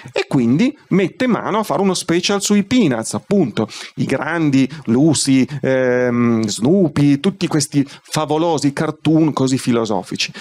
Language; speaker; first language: Italian; native; Italian